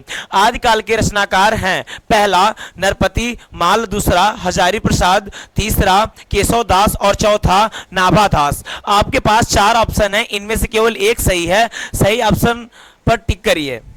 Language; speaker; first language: Hindi; native; Hindi